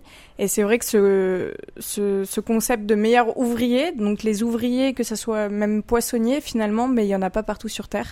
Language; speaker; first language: French; native; French